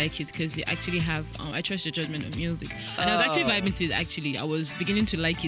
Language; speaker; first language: English; non-native, local second language; Yoruba